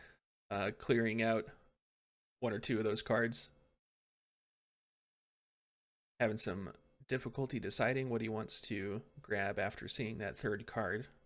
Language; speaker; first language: English; native; English